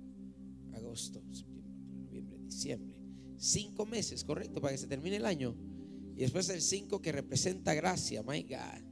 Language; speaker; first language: Spanish; native; Spanish